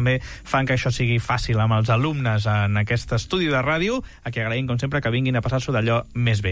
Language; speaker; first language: Catalan; native; Catalan